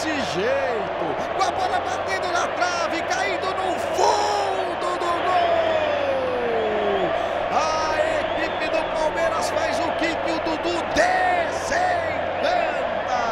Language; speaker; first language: Portuguese; native; Portuguese